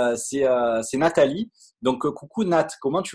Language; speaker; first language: French; native; French